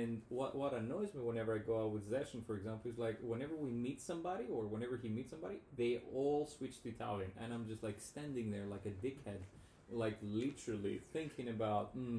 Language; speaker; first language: English; non-native, fluent; Greek